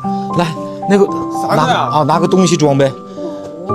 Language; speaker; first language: Chinese; native; Chinese